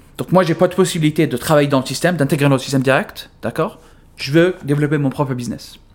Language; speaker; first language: French; non-native, fluent; Arabic